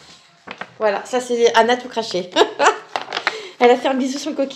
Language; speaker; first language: French; native; French